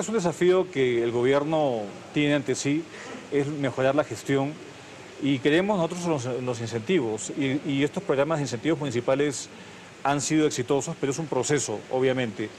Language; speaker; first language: Spanish; native; Spanish